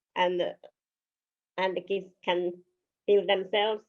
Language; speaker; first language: English; non-native, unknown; Finnish